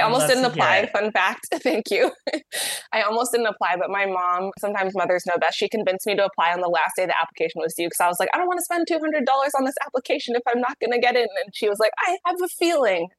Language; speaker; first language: English; native; English